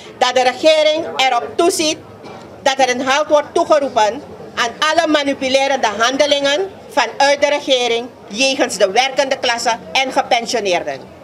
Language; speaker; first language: Dutch; native; Dutch